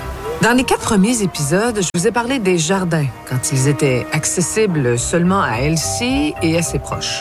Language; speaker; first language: French; native; French